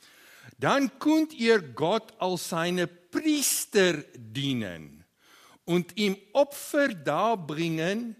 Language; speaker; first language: German; non-native, learner; Afrikaans